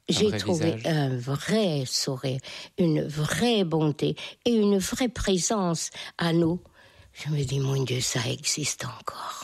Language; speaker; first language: French; non-native, fluent; Hungarian